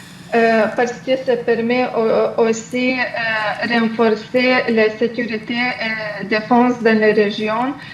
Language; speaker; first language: French; non-native, fluent; Lithuanian